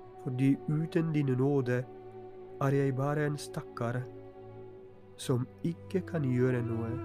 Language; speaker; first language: Norwegian; non-native, fluent; Polish